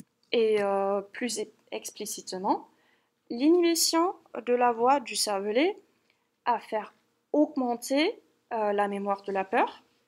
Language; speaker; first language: French; non-native, fluent; German